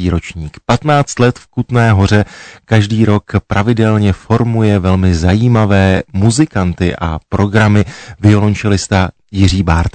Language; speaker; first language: Czech; native; Czech